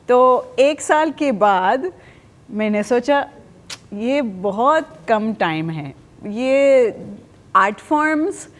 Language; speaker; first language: Hindi; non-native, fluent; Spanish